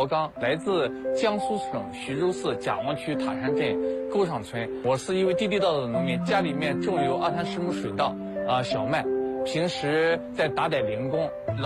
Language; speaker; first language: Chinese; native; Chinese